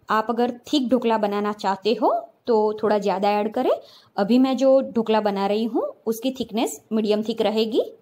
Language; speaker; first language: Hindi; non-native, local second language; Gujarati